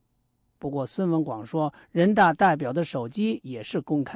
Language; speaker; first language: Chinese; native; Chinese